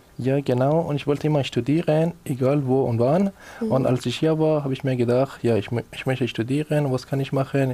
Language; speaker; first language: German; non-native, learner; Persian